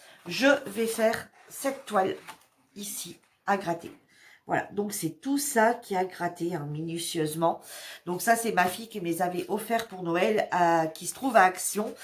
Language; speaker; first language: French; native; French